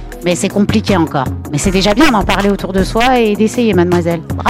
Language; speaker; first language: French; native; French